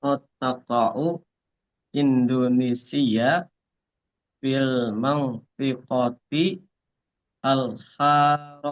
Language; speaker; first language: Arabic; non-native, learner; Indonesian